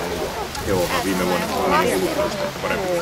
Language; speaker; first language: Finnish; native; Finnish